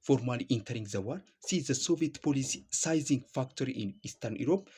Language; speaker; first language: English; non-native, local second language; Amharic